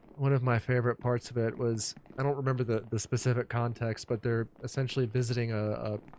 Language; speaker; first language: English; native; English